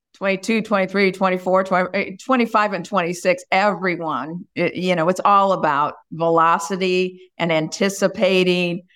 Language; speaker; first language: English; native; English